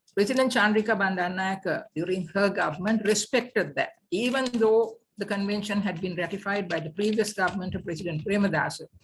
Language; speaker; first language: English; non-native, local second language; Sinhala